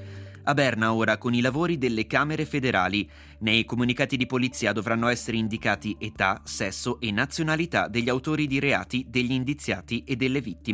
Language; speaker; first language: Italian; native; Italian